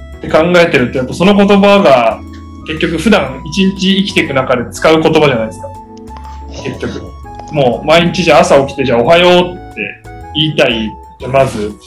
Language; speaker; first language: Japanese; native; Japanese